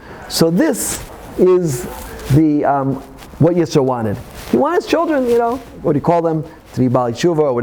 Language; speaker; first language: English; native; English